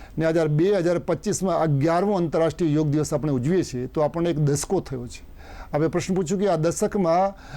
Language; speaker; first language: Gujarati; non-native, local second language; Hindi